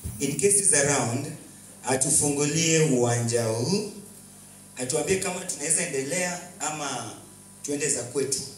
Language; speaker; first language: Swahili; non-native, local second language; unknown